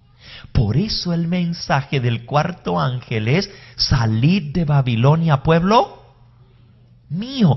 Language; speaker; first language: Spanish; native; Spanish